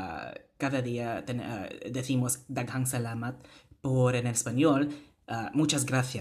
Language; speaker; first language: Spanish; non-native, fluent; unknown